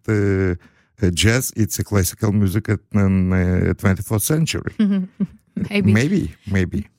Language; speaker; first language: English; non-native, learner; Ukrainian